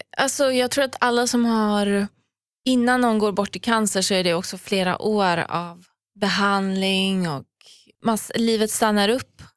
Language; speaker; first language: Swedish; early bilingual, other home language; Persian